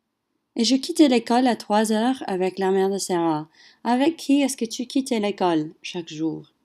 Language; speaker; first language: French; non-native, learner; English